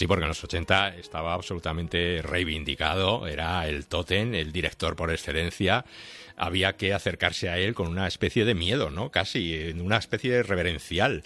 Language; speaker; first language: Spanish; native; Spanish